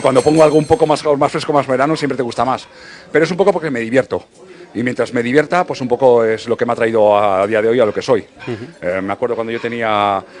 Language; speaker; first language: Spanish; native; Spanish